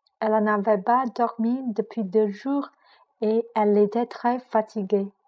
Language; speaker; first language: French; non-native, fluent; Chinese